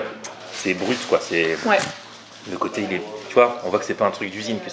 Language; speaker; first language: French; native; French